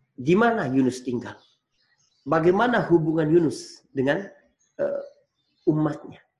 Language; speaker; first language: Indonesian; native; Indonesian